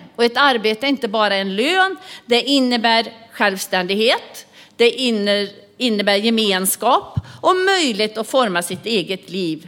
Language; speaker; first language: Swedish; native; Swedish